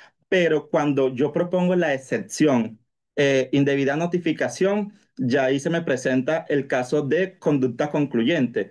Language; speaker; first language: Spanish; native; Spanish